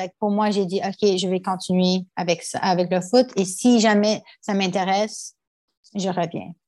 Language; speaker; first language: French; non-native, local second language; English